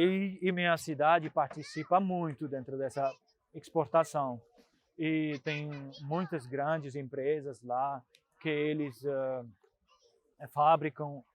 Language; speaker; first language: Portuguese; non-native, fluent; Punjabi